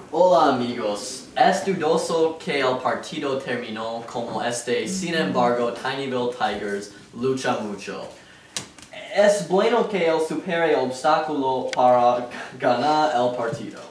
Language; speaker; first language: Spanish; non-native, learner; English